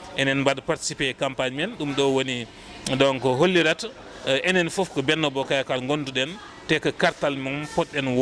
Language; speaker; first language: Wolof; non-native, local second language; Fula